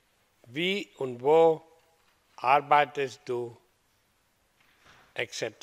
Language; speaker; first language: German; non-native, fluent; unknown